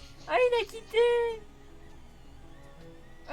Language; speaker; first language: French; native; French